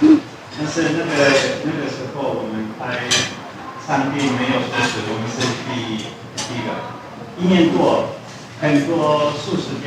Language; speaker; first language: Chinese; non-native, learner; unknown